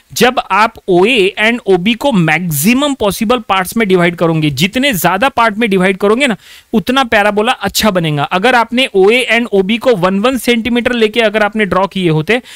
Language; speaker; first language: Hindi; non-native, local second language; Marathi